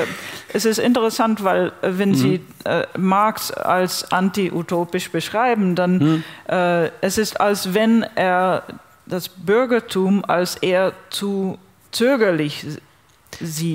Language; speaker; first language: German; non-native, fluent; English